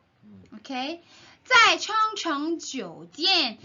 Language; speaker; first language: Chinese; non-native, learner; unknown